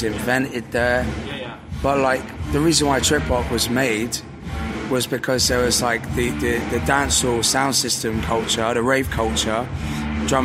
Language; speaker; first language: English; native; English